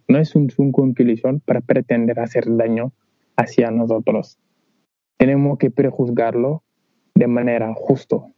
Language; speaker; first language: Spanish; non-native, learner; Wolof